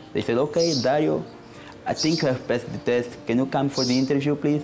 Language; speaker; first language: English; non-native, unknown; Portuguese